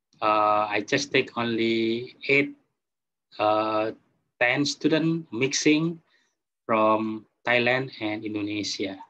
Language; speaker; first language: English; non-native, fluent; Indonesian